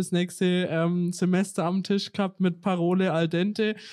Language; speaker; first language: German; native; German